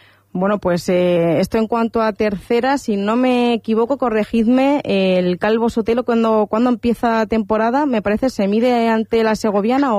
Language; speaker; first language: Spanish; native; Spanish